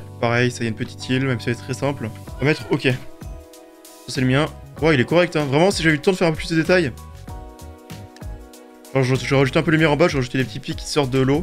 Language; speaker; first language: French; native; French